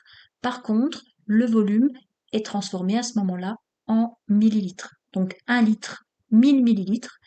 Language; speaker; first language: French; native; French